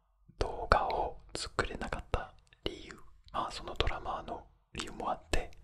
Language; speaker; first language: Japanese; non-native, fluent; French